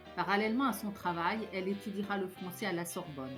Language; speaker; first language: French; native; French